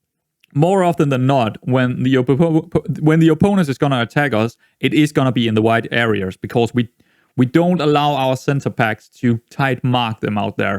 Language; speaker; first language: English; non-native, fluent; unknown